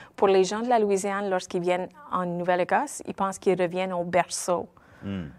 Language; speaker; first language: French; native; French